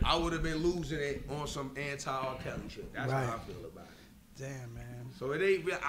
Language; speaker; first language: English; native; English